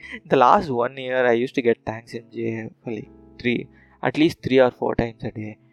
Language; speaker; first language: English; non-native, local second language; Telugu